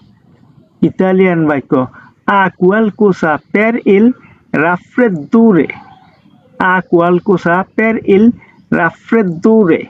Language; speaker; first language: Italian; non-native, learner; Bangla